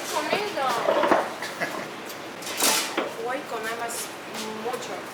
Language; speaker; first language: Spanish; non-native, learner; Russian